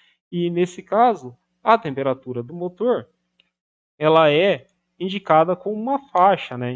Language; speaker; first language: Portuguese; native; Portuguese